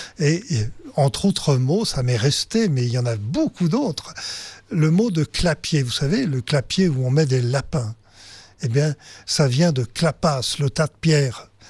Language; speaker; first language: French; native; French